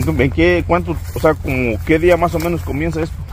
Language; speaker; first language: Spanish; native; Spanish